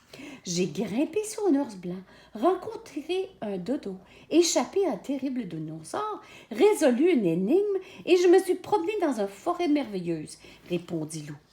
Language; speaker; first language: French; native; French